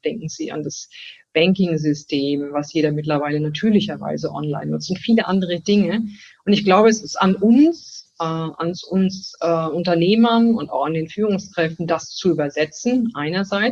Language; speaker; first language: German; native; German